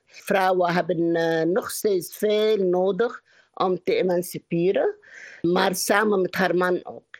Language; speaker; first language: Dutch; non-native, learner; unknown